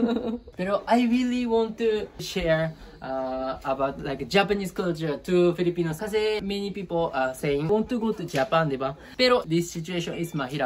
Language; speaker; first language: English; non-native, learner; Japanese